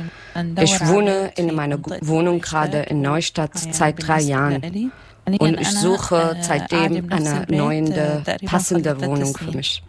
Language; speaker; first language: German; non-native, learner; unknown